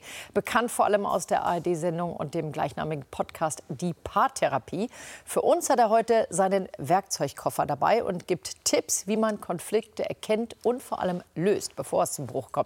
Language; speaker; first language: German; native; German